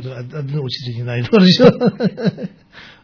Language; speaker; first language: Russian; non-native, learner; Tibetan